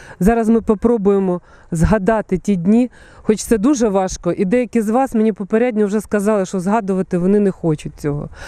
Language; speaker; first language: Ukrainian; native; Ukrainian